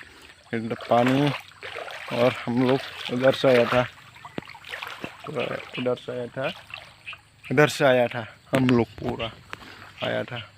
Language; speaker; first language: Hindi; non-native, local second language; Kok Borok